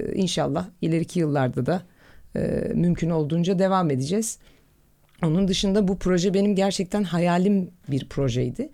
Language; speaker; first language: Turkish; native; Turkish